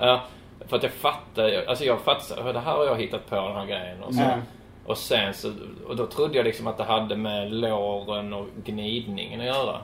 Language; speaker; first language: Swedish; native; Swedish